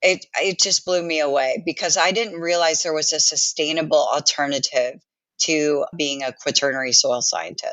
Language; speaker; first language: English; native; English